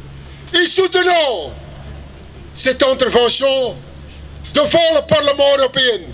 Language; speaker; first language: French; non-native, local second language; Dutch